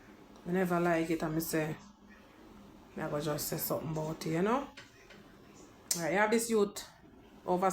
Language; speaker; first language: English; native; English